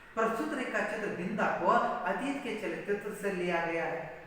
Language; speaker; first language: Hindi; non-native, local second language; Kannada